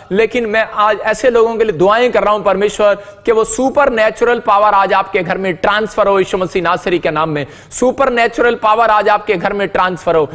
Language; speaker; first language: Hindi; non-native, local second language; Punjabi